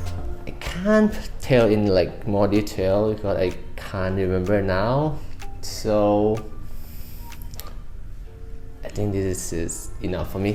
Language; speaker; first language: English; non-native, learner; Thai